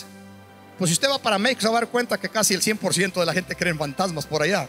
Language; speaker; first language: Spanish; native; Spanish